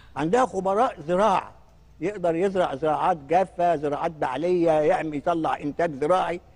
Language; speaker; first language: Arabic; native; Arabic